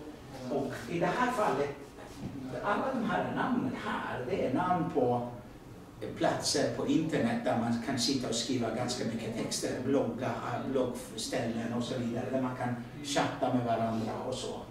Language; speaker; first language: Swedish; non-native, fluent; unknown